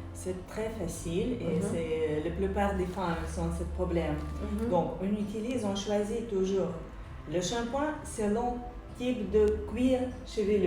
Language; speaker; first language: French; non-native, local second language; Arabic